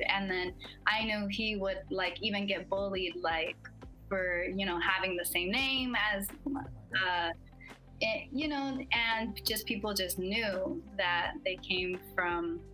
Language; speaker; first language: English; native; English